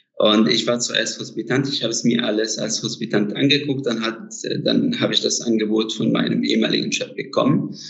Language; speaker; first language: German; non-native, fluent; Arabic